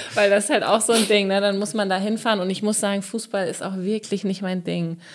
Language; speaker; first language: German; native; German